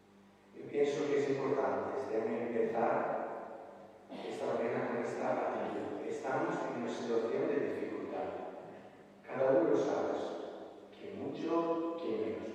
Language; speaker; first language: Spanish; non-native, fluent; Italian